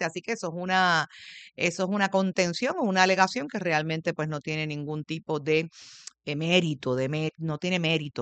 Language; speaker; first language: Spanish; native; Spanish